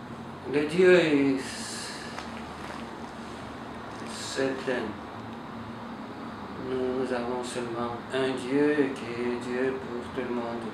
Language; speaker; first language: French; non-native, fluent; Russian